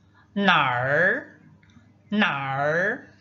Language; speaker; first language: Chinese; non-native, fluent; Indonesian